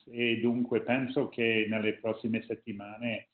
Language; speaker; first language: Italian; non-native, fluent; English